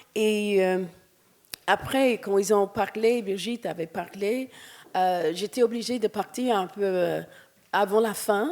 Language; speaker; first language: French; non-native, fluent; English